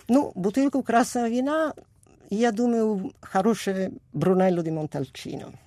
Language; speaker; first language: Russian; non-native, fluent; Italian